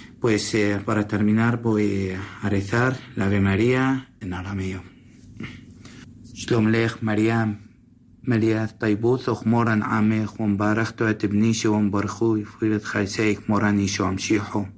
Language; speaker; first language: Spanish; non-native, learner; Assyrian Neo-Aramaic